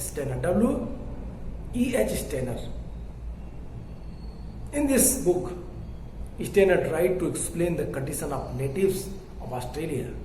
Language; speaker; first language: English; non-native, local second language; Hindi